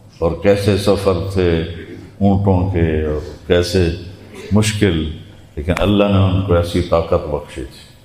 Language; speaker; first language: Urdu; non-native, local second language; Punjabi